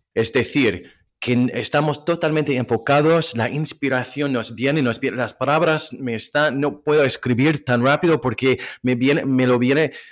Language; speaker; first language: Spanish; non-native, fluent; English